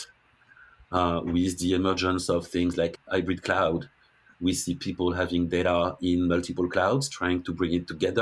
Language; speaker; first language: English; non-native, fluent; French